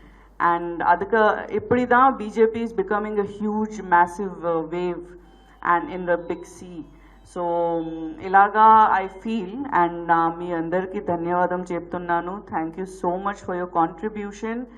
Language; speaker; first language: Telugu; non-native, learner; Gujarati